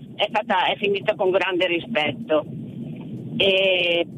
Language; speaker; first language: Italian; native; Italian